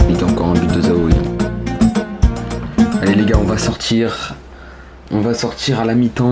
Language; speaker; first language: French; native; French